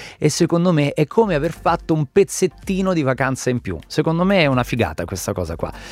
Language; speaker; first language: Italian; native; Italian